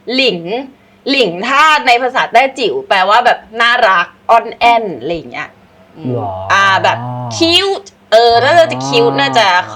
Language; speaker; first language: Thai; native; Thai